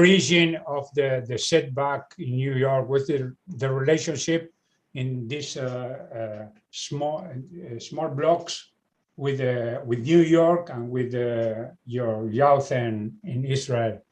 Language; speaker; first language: English; non-native, learner; Spanish